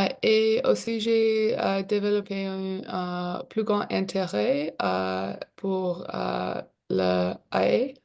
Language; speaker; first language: French; non-native, local second language; English